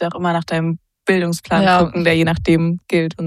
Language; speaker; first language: German; native; German